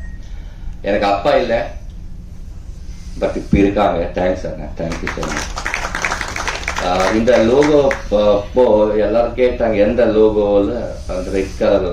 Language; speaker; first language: Tamil; non-native, learner; Telugu